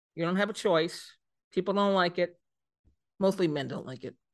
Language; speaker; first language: English; native; English